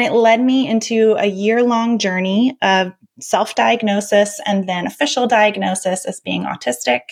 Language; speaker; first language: English; native; English